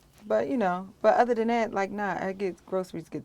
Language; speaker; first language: English; native; English